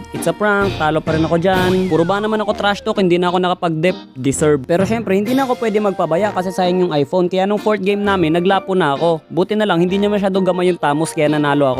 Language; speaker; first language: Filipino; native; Filipino